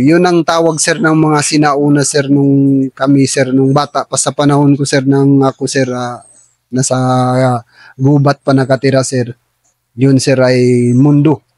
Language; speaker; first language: Filipino; non-native, local second language; Tausug